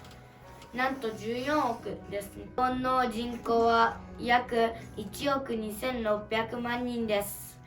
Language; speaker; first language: Japanese; early bilingual, other home language; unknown